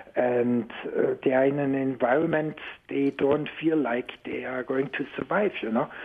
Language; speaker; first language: English; non-native, fluent; German